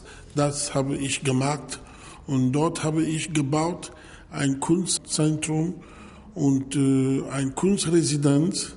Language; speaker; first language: German; non-native, learner; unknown